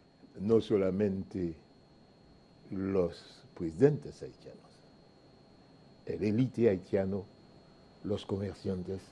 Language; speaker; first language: Spanish; non-native, fluent; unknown